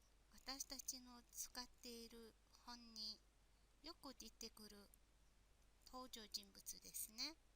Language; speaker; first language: Japanese; non-native, fluent; Mongolian